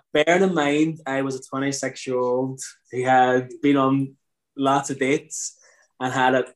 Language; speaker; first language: English; native; English